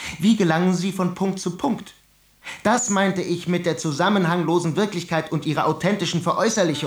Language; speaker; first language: German; native; German